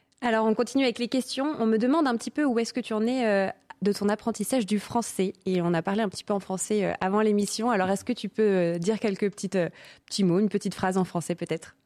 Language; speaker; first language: French; native; French